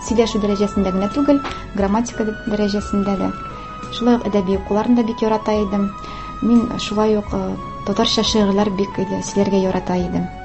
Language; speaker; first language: Tatar; non-native, local second language; Russian